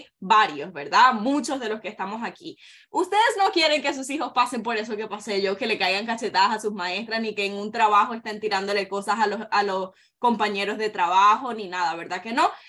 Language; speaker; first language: Spanish; native; Spanish